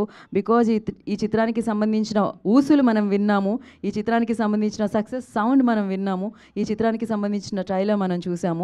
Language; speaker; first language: Telugu; native; Telugu